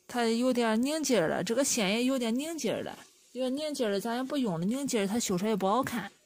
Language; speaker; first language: Chinese; native; Chinese